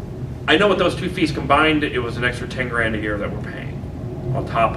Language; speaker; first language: English; native; English